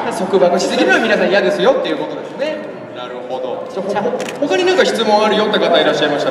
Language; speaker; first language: Japanese; native; Japanese